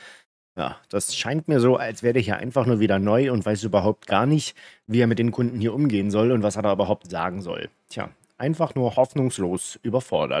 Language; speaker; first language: German; native; German